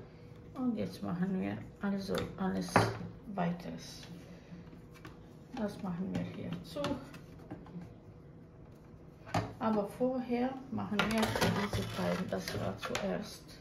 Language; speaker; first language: German; non-native, fluent; Croatian